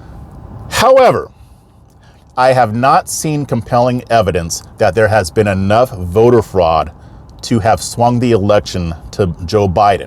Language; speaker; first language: English; native; English